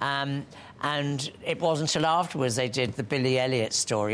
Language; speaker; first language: English; native; English